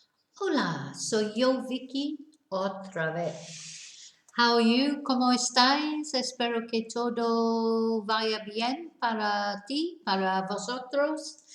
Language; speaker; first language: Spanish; non-native, fluent; English